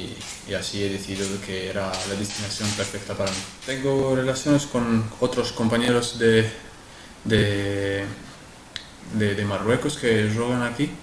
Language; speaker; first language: Spanish; non-native, fluent; Arabic